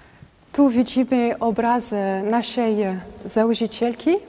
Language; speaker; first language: Polish; non-native, learner; French